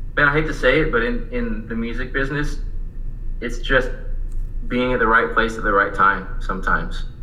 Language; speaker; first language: English; native; English